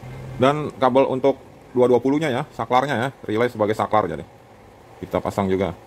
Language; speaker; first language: Indonesian; native; Indonesian